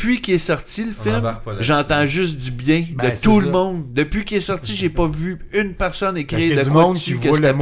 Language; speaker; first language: French; native; French